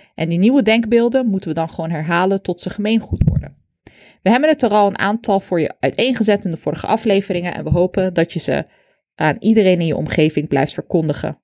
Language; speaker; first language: Dutch; early bilingual, other home language; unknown